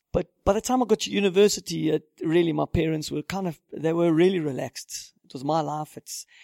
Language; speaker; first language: English; native; English